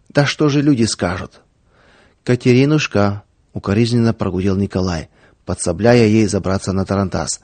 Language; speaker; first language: Russian; native; Russian